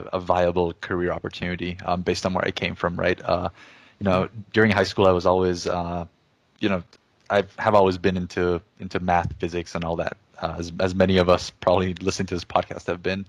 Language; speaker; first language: English; early bilingual, other home language; Spanish